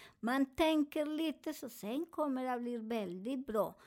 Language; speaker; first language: Swedish; non-native, learner; Spanish